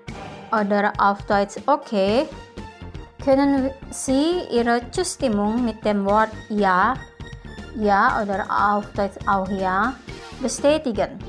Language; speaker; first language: German; non-native, fluent; Indonesian